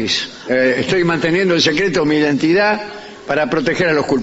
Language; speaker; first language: Spanish; native; Spanish